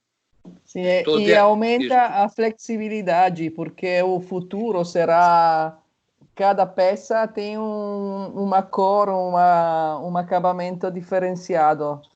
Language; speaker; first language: Portuguese; non-native, fluent; Italian